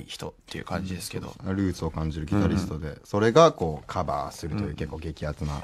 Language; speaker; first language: Japanese; native; Japanese